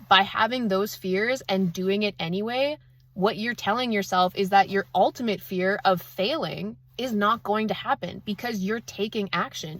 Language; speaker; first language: English; native; English